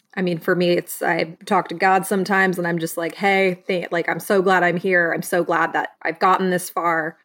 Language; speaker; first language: English; native; English